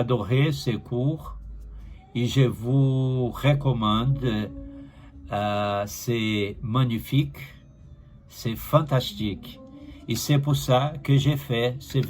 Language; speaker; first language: French; non-native, learner; Portuguese